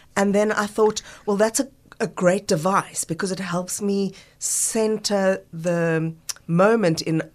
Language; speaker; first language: English; native; English